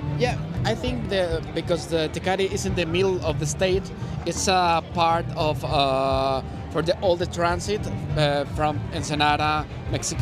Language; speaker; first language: English; non-native, learner; Spanish